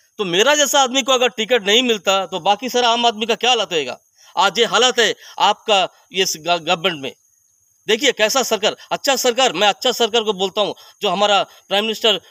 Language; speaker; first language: Hindi; non-native, local second language; Bangla